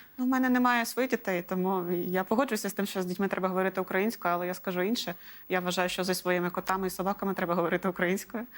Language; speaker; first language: Ukrainian; non-native, local second language; Russian